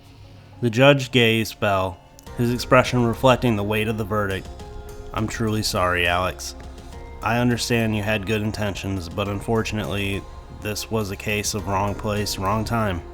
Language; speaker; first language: English; native; English